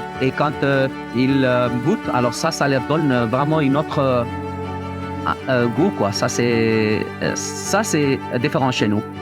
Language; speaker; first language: French; non-native, fluent; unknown